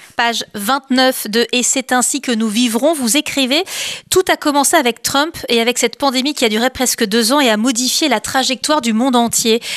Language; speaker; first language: French; native; French